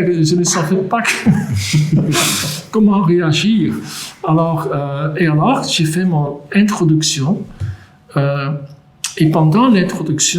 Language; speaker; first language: French; non-native, local second language; Dutch